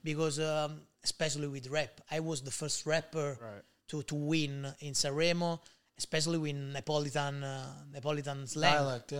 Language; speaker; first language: English; non-native, learner; Italian